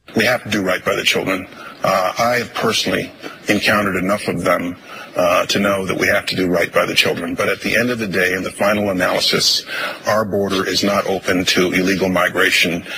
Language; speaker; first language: English; native; English